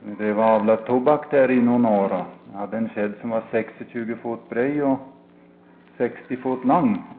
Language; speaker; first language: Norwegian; early bilingual, heritage; Norwegian